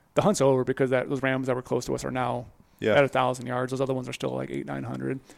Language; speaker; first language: English; native; English